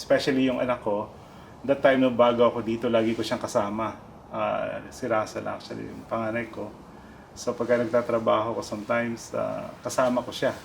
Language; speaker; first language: Filipino; native; Filipino